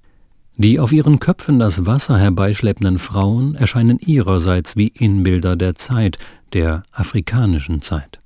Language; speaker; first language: German; native; German